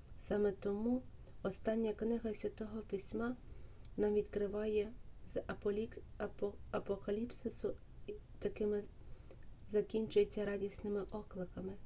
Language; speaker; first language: Ukrainian; native; Ukrainian